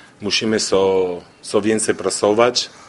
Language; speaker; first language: Polish; non-native, learner; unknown